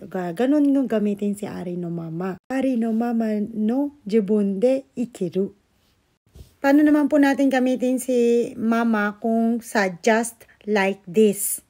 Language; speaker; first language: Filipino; native; Filipino